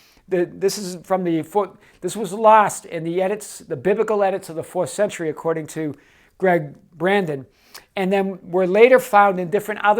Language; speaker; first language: English; native; English